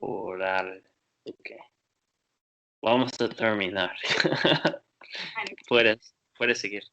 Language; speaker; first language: Spanish; non-native, learner; Portuguese